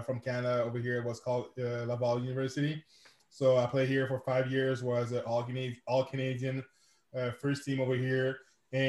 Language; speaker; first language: English; non-native, fluent; French